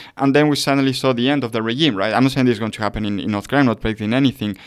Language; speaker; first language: English; non-native, fluent; Spanish